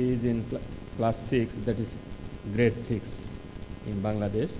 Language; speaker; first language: English; non-native, local second language; Bangla